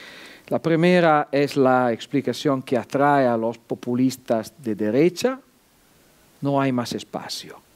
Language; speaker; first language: Spanish; non-native, fluent; Italian